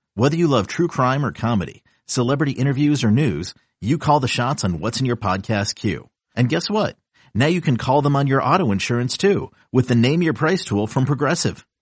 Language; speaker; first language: English; early bilingual, other home language; Italian